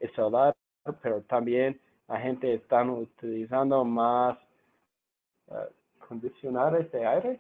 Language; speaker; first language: Spanish; non-native, fluent; English